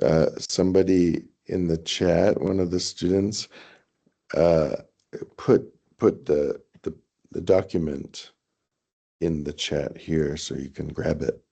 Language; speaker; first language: English; non-native, fluent; Thai